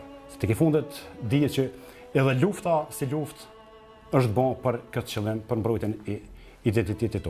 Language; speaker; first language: Albanian; native; Albanian